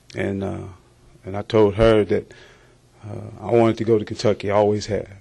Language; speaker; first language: English; native; English